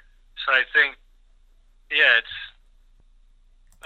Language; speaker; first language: English; early bilingual, other home language; Bosnian